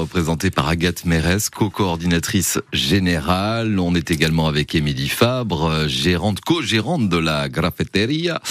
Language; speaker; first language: French; native; French